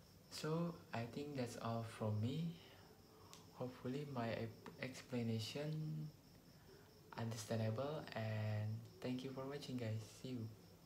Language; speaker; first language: English; non-native, learner; Indonesian